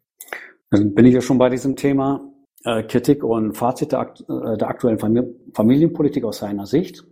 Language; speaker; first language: German; native; German